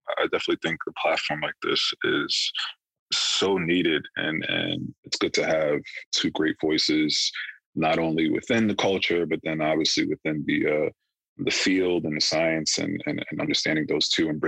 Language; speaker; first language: English; native; English